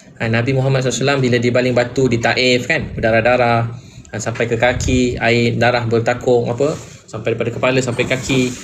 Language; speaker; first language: Malay; native; Malay